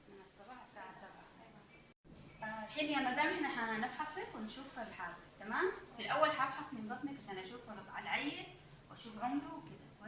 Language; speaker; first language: Arabic; native; Arabic